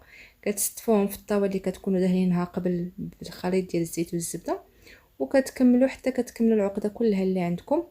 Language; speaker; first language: Arabic; native; Arabic